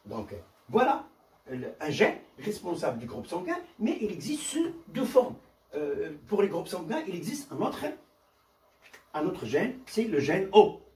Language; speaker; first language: French; non-native, local second language; Arabic